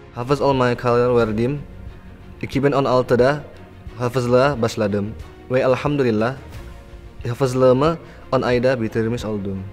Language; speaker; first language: Turkish; non-native, fluent; Indonesian